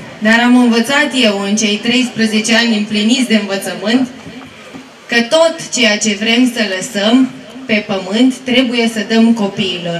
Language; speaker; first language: Romanian; native; Romanian